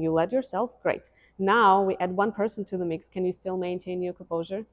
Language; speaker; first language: English; non-native, fluent; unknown